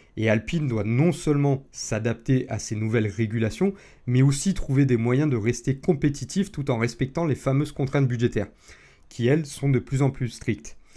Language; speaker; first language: French; native; French